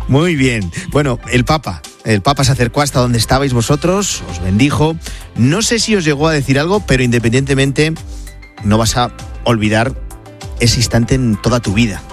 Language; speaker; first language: Spanish; native; Spanish